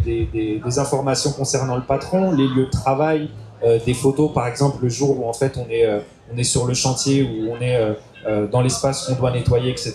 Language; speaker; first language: French; native; French